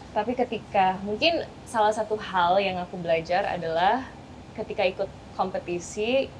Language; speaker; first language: Indonesian; non-native, fluent; English